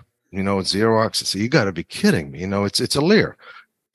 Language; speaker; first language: English; non-native, fluent; Persian